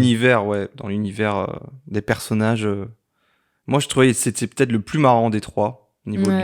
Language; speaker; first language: French; native; French